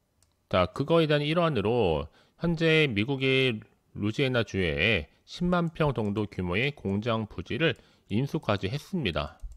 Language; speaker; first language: Korean; native; Korean